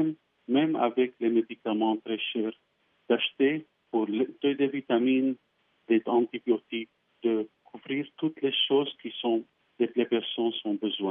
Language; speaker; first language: French; non-native, fluent; Arabic